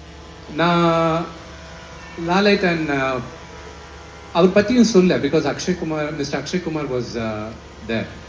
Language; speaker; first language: Tamil; non-native, local second language; Telugu